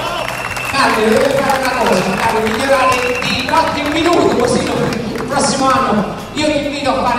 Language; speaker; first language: Italian; native; Italian